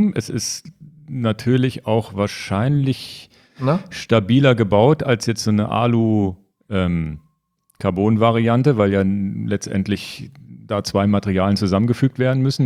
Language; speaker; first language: German; native; German